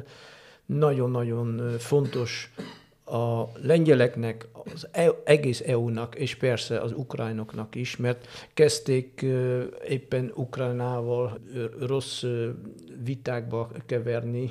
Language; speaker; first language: Hungarian; non-native, fluent; Dutch